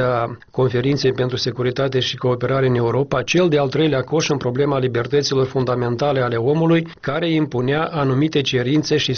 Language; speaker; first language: Romanian; native; Romanian